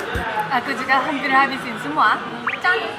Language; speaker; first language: Indonesian; non-native, fluent; Korean